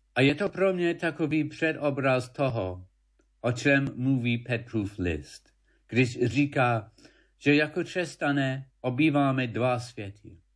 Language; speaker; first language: Czech; non-native, fluent; English